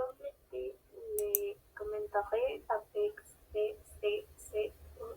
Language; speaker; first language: French; non-native, learner; Spanish